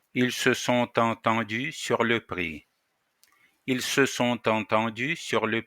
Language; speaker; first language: French; non-native, fluent; Russian